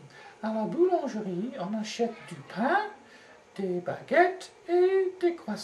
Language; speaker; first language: French; non-native, learner; English